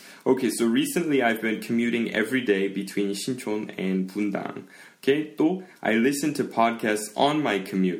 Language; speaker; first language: English; native; English